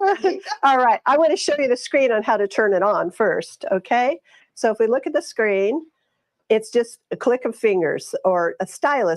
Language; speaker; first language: English; native; English